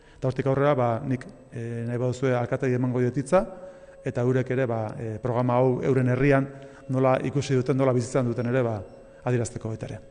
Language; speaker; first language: Basque; native; Basque